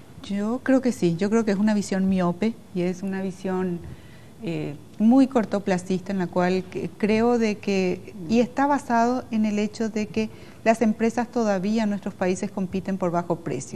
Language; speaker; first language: Spanish; native; Spanish